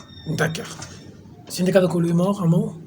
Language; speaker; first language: French; non-native, local second language; Lingala